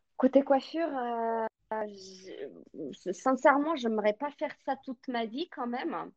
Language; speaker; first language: French; non-native, fluent; Russian